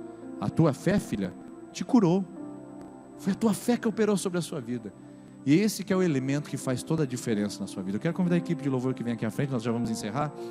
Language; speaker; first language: Portuguese; native; Portuguese